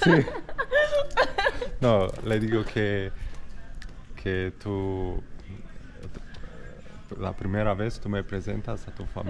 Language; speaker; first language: Spanish; non-native, learner; Romanian